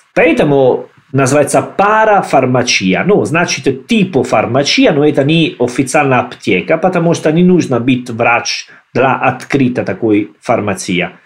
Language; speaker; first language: Russian; non-native, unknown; Italian